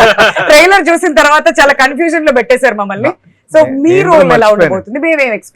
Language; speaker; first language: Telugu; native; Telugu